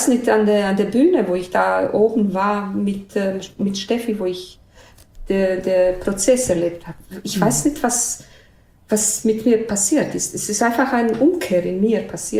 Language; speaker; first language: German; non-native, fluent; Bosnian